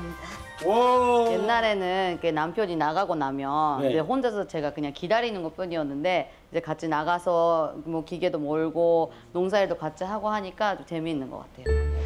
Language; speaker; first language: Korean; non-native, fluent; Japanese